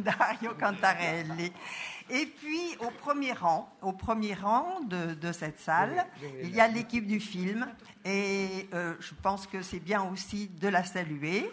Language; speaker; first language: French; native; French